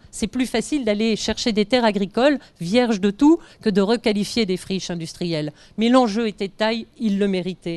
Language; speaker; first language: French; native; French